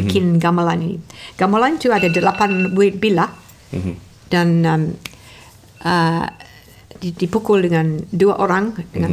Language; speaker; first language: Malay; non-native, fluent; English